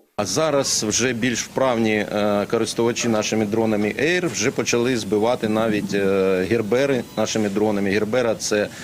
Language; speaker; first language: Ukrainian; native; Ukrainian